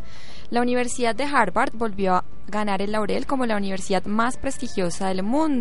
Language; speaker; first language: Spanish; native; Spanish